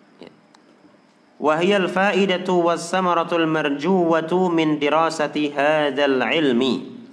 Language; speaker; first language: Arabic; non-native, fluent; Indonesian